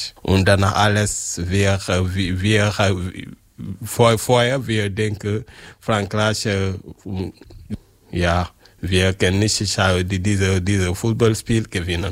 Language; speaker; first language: German; non-native, learner; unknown